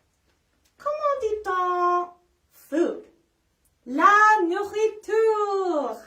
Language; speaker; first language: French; non-native, fluent; English